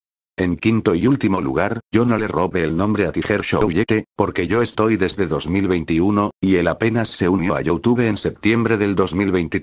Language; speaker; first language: Spanish; native; Spanish